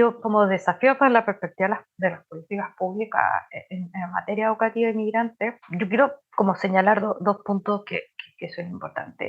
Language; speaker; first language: Spanish; native; Spanish